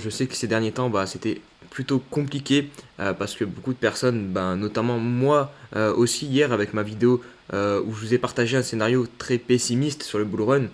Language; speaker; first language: French; native; French